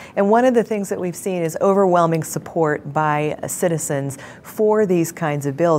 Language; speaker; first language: English; native; English